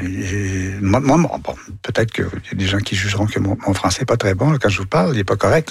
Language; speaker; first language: French; native; French